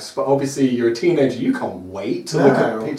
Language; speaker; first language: English; native; English